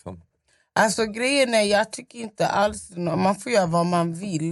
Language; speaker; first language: Swedish; non-native, local second language; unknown